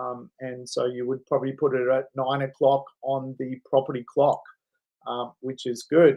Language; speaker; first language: English; native; English